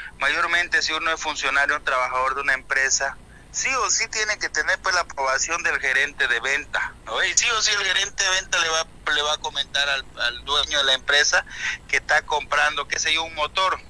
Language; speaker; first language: Spanish; native; Spanish